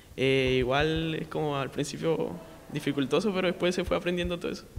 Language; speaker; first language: Spanish; native; Spanish